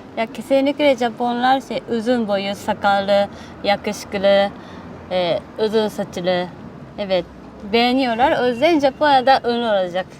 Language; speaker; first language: Turkish; non-native, learner; Japanese